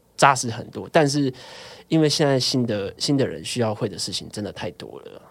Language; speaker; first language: Chinese; non-native, local second language; Min Nan Chinese